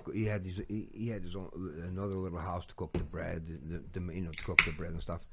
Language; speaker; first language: English; non-native, fluent; Portuguese